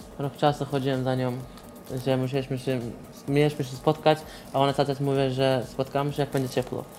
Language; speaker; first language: Polish; non-native, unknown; Azerbaijani